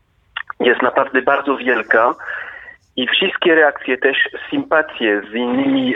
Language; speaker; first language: Polish; non-native, fluent; French